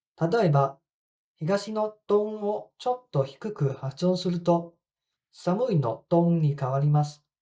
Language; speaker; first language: Japanese; non-native, fluent; Cantonese